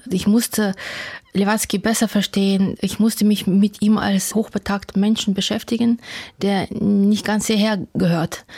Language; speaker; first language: German; non-native, fluent; Russian